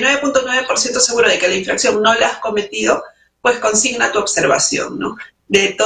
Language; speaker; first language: Spanish; native; Spanish